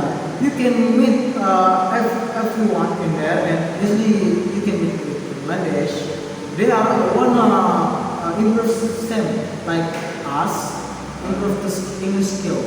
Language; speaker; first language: English; non-native, learner; Indonesian